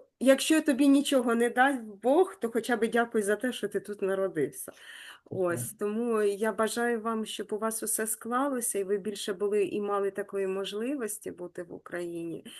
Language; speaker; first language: Ukrainian; native; Ukrainian